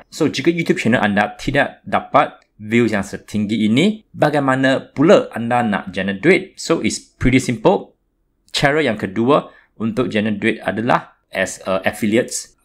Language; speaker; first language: Malay; non-native, local second language; Chinese